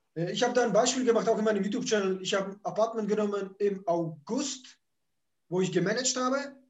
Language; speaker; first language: German; early bilingual, other home language; Polish